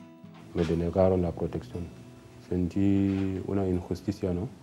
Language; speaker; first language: Spanish; non-native, fluent; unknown